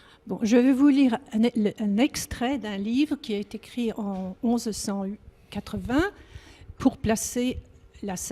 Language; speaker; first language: French; native; French